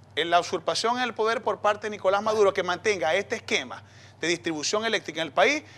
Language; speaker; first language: Spanish; native; Spanish